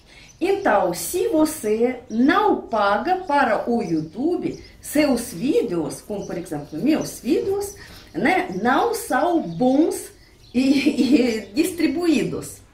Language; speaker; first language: Portuguese; non-native, fluent; Russian